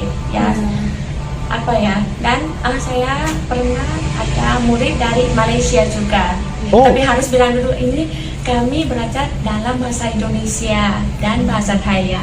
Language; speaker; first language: Indonesian; non-native, learner; Thai